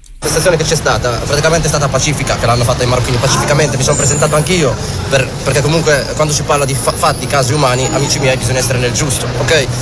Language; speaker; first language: Italian; non-native, fluent; Arabic